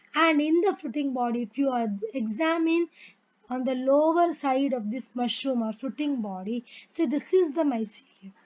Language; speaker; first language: English; non-native, local second language; Kannada